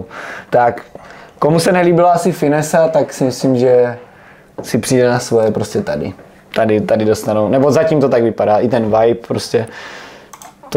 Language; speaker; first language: Czech; native; Czech